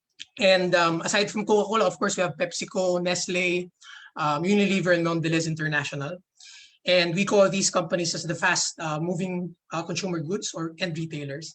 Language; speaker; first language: English; non-native, local second language; Filipino